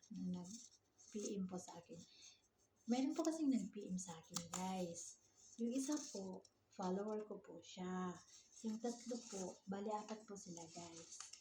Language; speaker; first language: Filipino; non-native, local second language; Waray